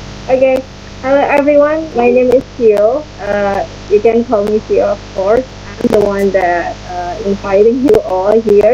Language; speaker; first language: English; non-native, learner; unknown